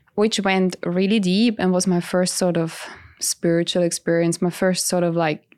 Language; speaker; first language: English; non-native, fluent; Italian